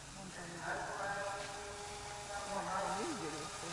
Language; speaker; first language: Russian; non-native, learner; Turkish